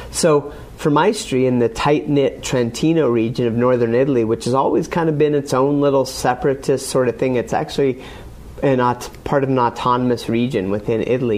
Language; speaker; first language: English; native; English